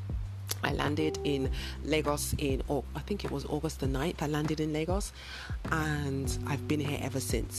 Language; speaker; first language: English; native; English